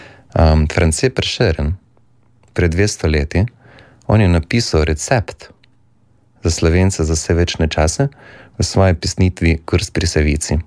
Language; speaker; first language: Slovenian; native; Slovenian